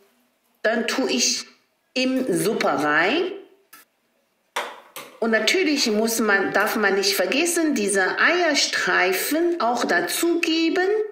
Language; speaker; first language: German; non-native, learner; Chinese